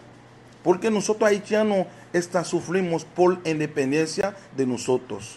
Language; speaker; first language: Spanish; non-native, learner; Haitian Creole